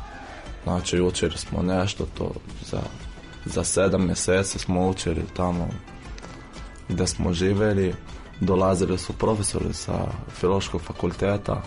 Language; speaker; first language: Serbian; non-native, fluent; Arabic